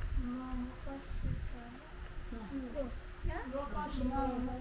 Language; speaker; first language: Korean; non-native, learner; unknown